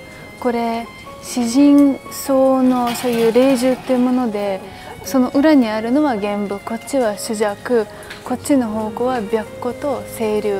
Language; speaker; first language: Japanese; non-native, fluent; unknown